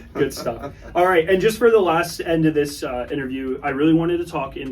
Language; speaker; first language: English; native; English